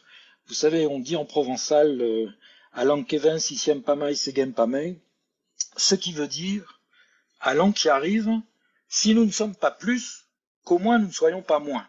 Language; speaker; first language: French; native; French